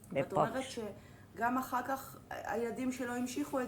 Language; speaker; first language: Hebrew; native; Hebrew